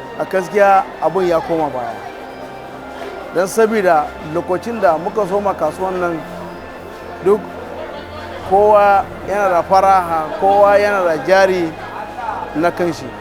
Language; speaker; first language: Hausa; native; Hausa